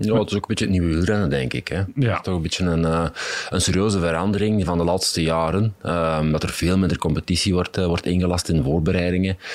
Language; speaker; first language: Dutch; native; Dutch